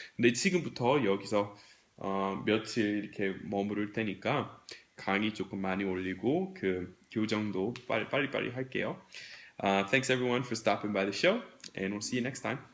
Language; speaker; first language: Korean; non-native, fluent; English